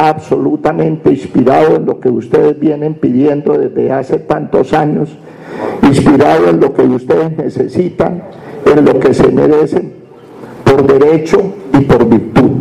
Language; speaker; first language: Spanish; native; Spanish